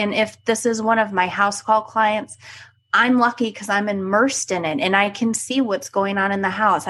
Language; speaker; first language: English; native; English